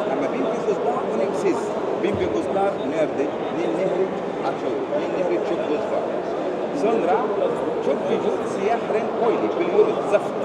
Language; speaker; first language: Turkish; non-native, learner; Arabic